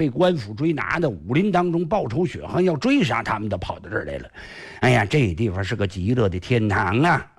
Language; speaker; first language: Chinese; native; Chinese